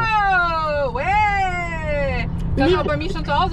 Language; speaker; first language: German; non-native, fluent; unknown